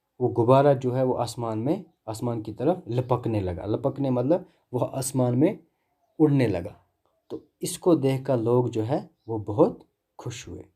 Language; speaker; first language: Urdu; non-native, local second language; Kashmiri